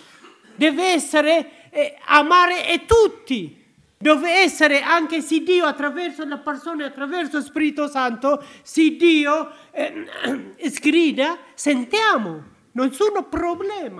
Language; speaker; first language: Italian; non-native, learner; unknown